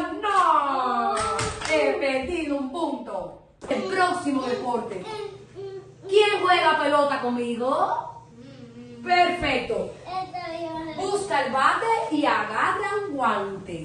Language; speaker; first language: Spanish; native; Spanish